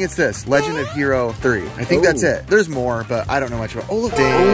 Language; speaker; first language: English; native; English